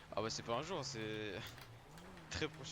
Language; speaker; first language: French; native; French